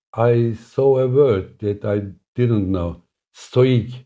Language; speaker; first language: English; non-native, fluent; Turkish